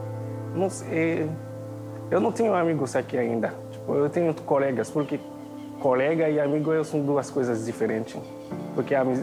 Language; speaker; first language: Portuguese; non-native, fluent; Haitian Creole